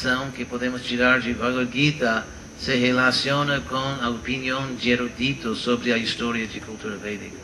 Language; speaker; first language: Portuguese; non-native, fluent; English